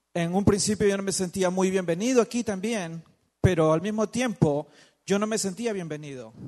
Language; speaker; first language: English; non-native, fluent; Spanish